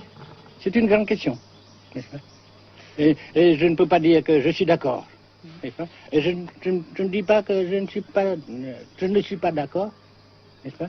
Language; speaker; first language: French; non-native, fluent; Vietnamese